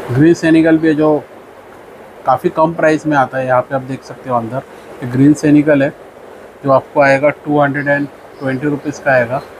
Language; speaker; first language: Hindi; non-native, local second language; Marathi